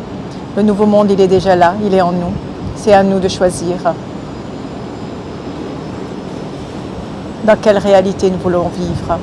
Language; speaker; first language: French; native; French